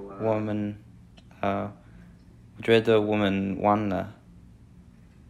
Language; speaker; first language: Chinese; non-native, learner; English